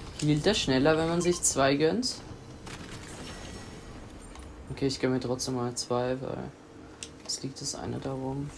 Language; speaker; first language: German; native; German